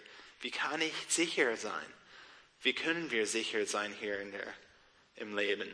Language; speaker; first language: German; non-native, learner; English